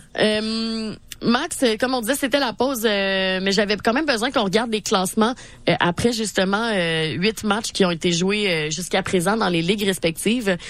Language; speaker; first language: French; native; French